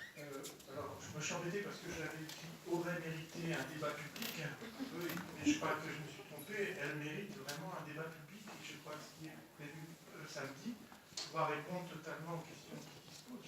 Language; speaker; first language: French; native; French